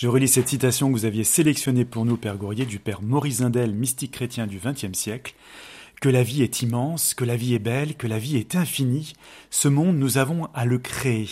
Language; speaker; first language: French; native; French